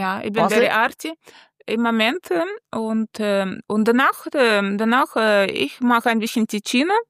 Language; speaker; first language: German; non-native, fluent; Russian